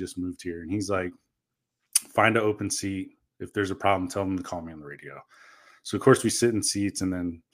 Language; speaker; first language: English; early bilingual, other home language; Korean